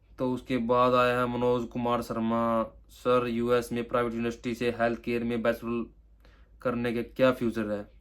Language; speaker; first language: Hindi; native; Hindi